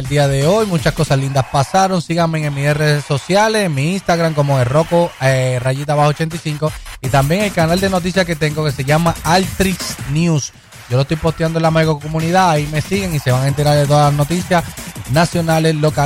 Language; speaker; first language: Spanish; native; Spanish